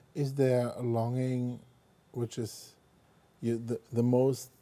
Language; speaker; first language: English; non-native, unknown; German